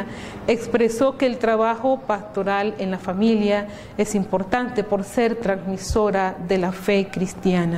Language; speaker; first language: Spanish; native; Spanish